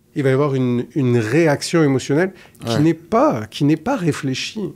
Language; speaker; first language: French; native; French